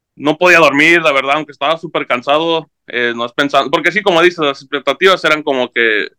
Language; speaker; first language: Spanish; early bilingual, heritage; Spanish